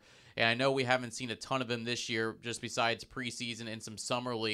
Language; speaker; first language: English; native; English